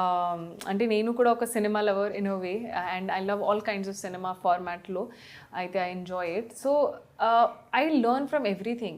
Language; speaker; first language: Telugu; non-native, fluent; Hindi